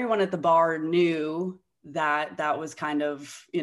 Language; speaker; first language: English; native; English